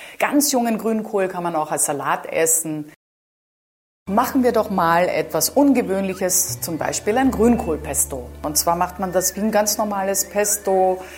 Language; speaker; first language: German; native; German